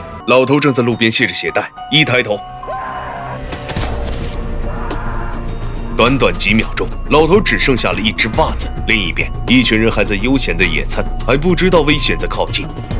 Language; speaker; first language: Chinese; native; Chinese